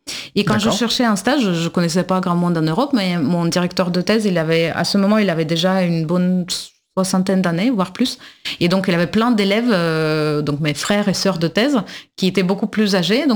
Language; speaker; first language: French; non-native, fluent; Russian